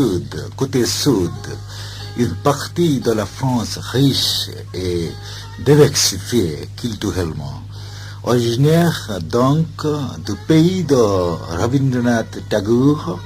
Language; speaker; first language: French; non-native, fluent; Bangla